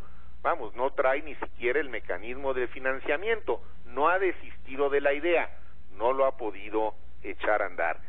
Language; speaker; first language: Spanish; native; Spanish